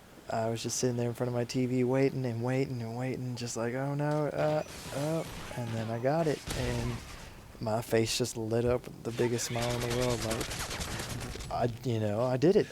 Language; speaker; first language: English; native; English